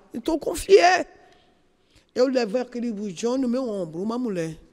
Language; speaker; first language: Portuguese; non-native, learner; Yoruba